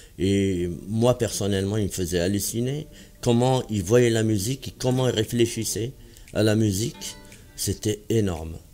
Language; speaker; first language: French; non-native, local second language; Arabic